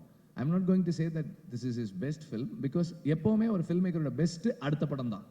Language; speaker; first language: Tamil; native; Tamil